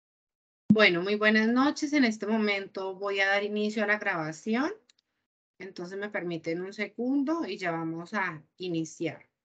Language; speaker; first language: Spanish; native; Spanish